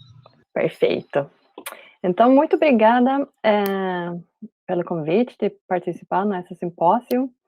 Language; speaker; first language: Portuguese; non-native, fluent; Swedish